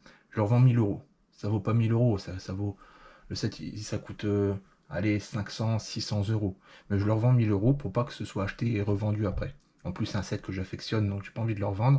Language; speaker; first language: French; native; French